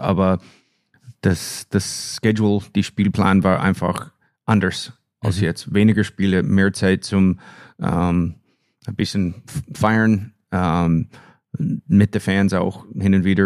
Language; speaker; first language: German; non-native, fluent; English